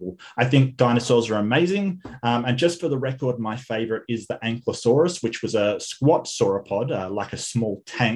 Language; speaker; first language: English; native; English